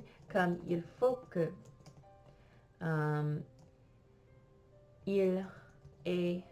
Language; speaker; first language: French; non-native, fluent; English